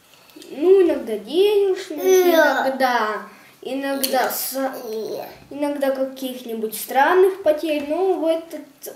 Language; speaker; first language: Russian; native; Russian